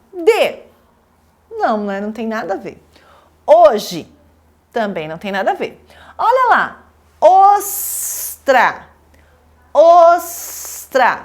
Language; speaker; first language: Portuguese; native; Portuguese